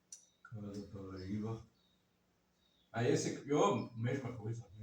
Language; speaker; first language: Portuguese; non-native, learner; German